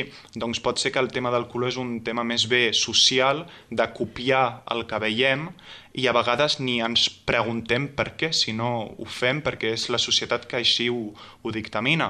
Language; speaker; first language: Catalan; non-native, fluent; French